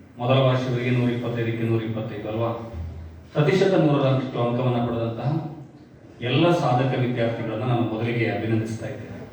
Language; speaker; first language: Kannada; non-native, local second language; Marathi